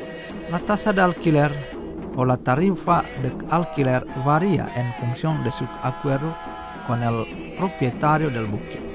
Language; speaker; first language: Spanish; non-native, fluent; Indonesian